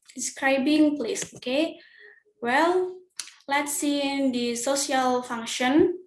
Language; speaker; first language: English; non-native, learner; Indonesian